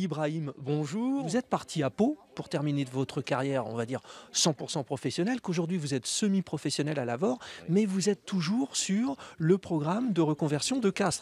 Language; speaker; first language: French; native; French